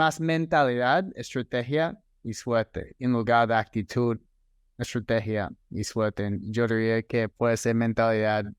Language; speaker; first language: Spanish; non-native, fluent; English